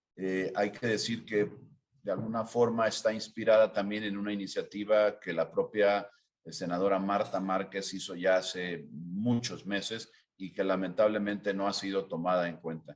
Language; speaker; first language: Spanish; native; Spanish